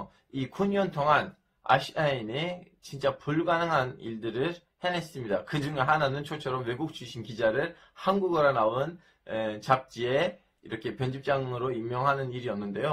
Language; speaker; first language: Korean; non-native, fluent; Turkish